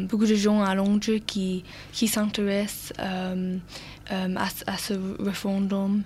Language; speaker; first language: French; non-native, learner; English